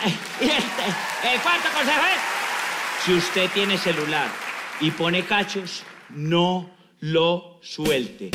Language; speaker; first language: Spanish; native; Spanish